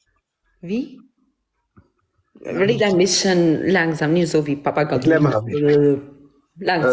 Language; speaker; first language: German; non-native, learner; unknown